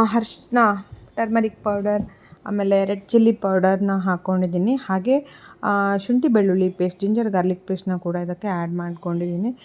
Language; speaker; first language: Kannada; non-native, local second language; Konkani